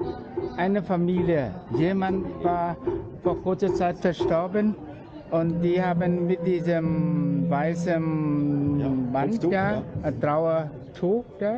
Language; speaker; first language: German; non-native, fluent; Vietnamese